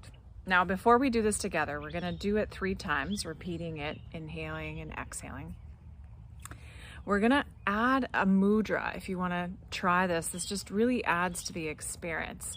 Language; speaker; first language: English; native; English